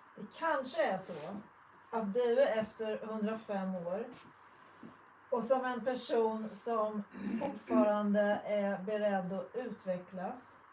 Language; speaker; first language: Swedish; native; Swedish